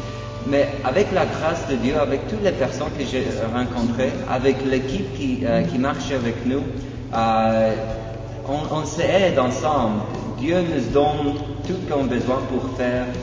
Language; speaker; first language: French; non-native, fluent; Polish